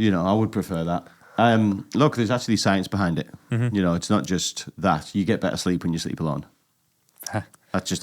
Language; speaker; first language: English; native; English